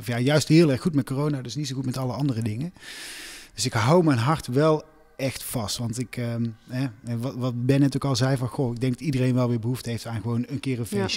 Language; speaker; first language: Dutch; native; Dutch